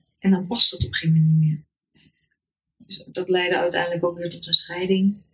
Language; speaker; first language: Dutch; native; Dutch